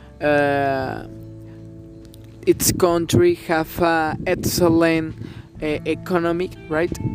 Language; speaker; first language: English; non-native, learner; Spanish